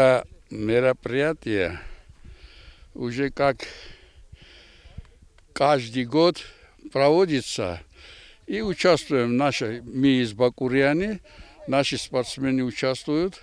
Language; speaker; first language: Russian; non-native, fluent; Georgian